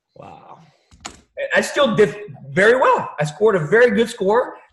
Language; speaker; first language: English; early bilingual, other home language; Vietnamese